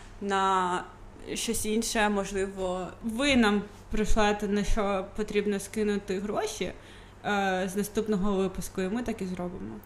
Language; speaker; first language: Ukrainian; non-native, local second language; Russian